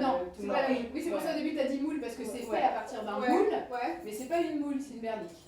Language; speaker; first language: French; native; French